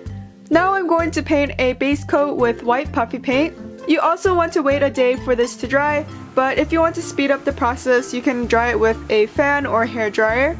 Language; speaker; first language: English; native; English